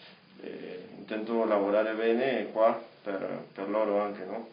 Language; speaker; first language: Italian; non-native, learner; Spanish